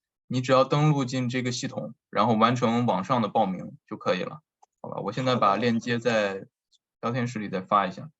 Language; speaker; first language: Chinese; native; Chinese